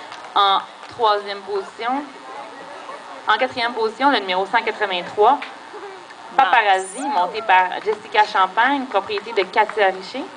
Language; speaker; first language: French; native; French